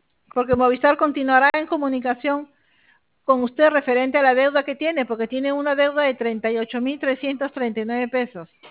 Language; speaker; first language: Spanish; native; Spanish